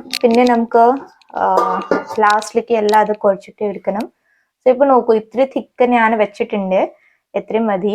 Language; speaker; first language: Malayalam; non-native, fluent; Hindi